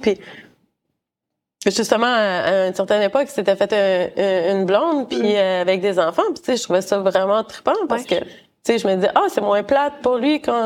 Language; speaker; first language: French; native; French